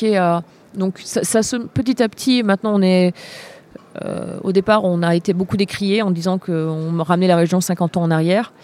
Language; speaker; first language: French; native; French